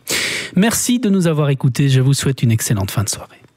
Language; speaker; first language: French; native; French